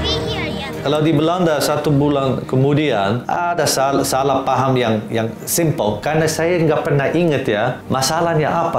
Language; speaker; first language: Indonesian; non-native, fluent; Dutch